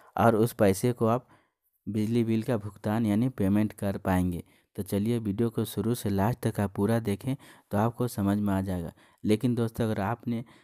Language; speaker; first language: Hindi; native; Hindi